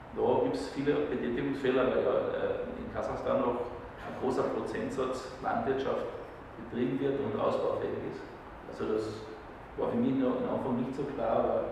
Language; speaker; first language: German; native; German